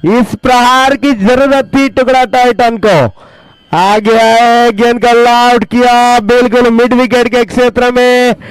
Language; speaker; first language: Hindi; non-native, local second language; Gujarati